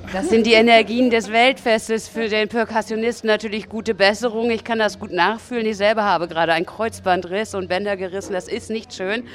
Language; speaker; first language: German; native; German